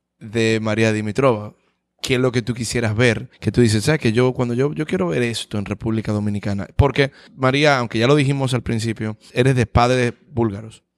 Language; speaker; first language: Spanish; native; Spanish